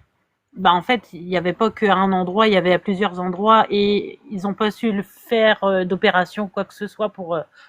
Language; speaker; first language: French; native; French